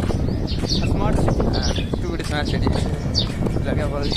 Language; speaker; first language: Hindi; non-native, local second language; Odia